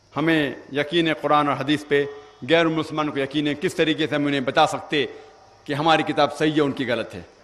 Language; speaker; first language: Urdu; non-native, local second language; Konkani